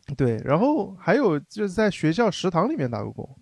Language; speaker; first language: Chinese; non-native, local second language; Wu Chinese